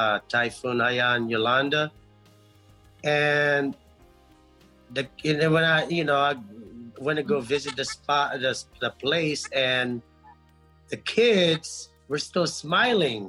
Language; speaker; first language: English; non-native, local second language; Pampanga